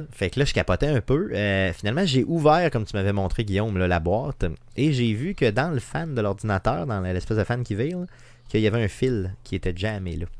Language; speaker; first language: French; native; French